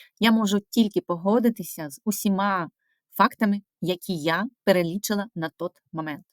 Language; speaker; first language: Ukrainian; non-native, local second language; Russian